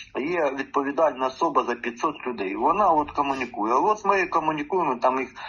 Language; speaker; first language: Ukrainian; native; Ukrainian